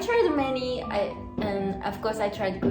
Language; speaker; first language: English; non-native, learner; Japanese